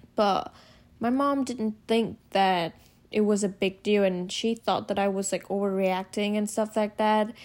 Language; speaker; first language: English; non-native, fluent; Vietnamese